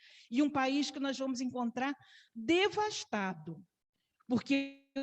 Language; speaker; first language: Portuguese; native; Portuguese